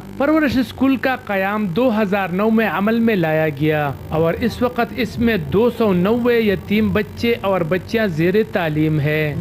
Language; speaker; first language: Urdu; non-native, local second language; Pashto